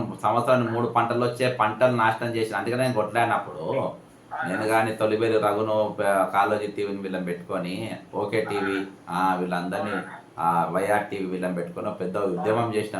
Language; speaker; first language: Telugu; native; Telugu